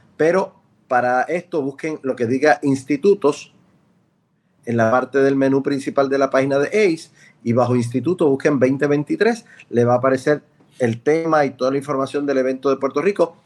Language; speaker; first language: Spanish; native; Spanish